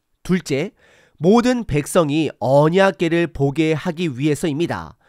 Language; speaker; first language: Korean; native; Korean